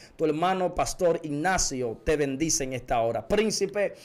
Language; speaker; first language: Spanish; native; Spanish